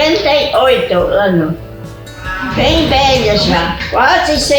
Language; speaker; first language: Portuguese; non-native, local second language; German